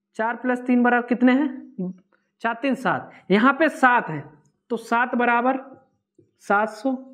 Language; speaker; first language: Hindi; native; Hindi